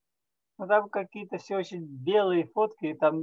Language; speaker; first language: Russian; native; Russian